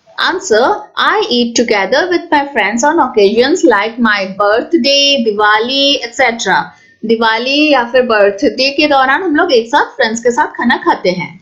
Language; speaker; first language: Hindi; non-native, local second language; Assamese